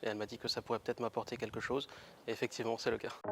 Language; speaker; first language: French; native; French